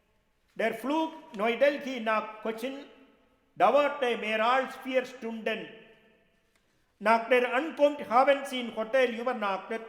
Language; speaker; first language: German; non-native, fluent; Malayalam